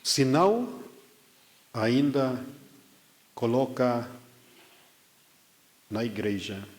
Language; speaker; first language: Portuguese; non-native, fluent; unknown